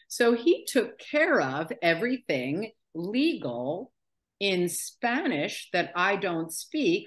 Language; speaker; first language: English; native; English